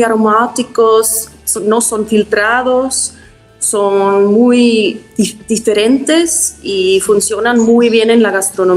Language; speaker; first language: Spanish; non-native, fluent; German